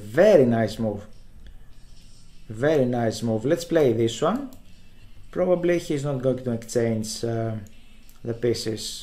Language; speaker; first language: English; non-native, fluent; Greek